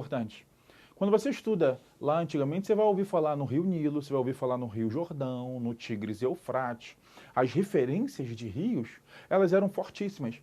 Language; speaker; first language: Portuguese; native; Portuguese